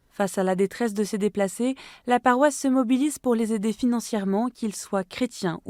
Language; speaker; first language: French; native; French